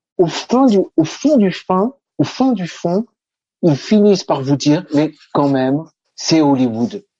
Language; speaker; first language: French; native; French